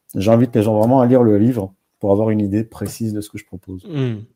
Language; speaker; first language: French; non-native, local second language; Arabic